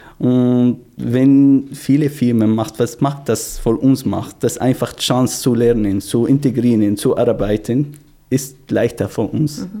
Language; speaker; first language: German; non-native, learner; Arabic